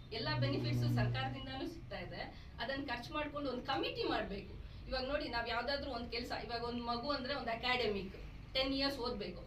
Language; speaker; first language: Kannada; native; Kannada